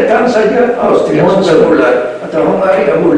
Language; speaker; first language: Indonesian; non-native, fluent; Hungarian